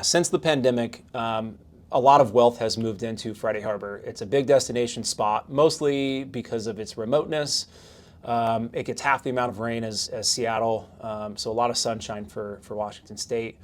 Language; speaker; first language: English; native; English